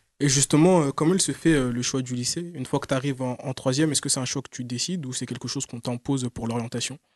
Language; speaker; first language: French; native; French